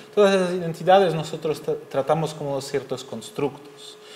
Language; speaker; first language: Spanish; non-native, fluent; German